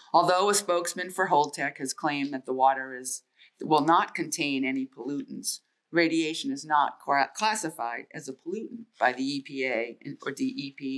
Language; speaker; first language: English; native; English